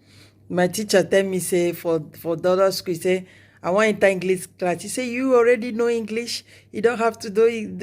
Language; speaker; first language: English; non-native, local second language; Nigerian Pidgin